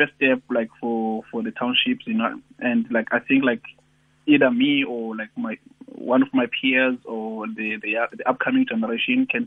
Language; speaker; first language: English; non-native, local second language; Xhosa